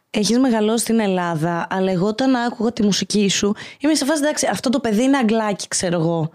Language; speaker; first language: Greek; native; Greek